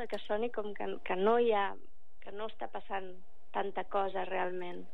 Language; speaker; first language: Catalan; early bilingual, other home language; English